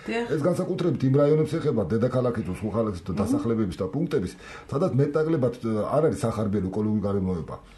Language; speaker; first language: Georgian; native; Georgian